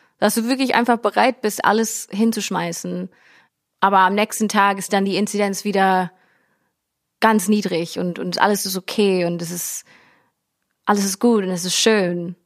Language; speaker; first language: German; early bilingual, heritage; English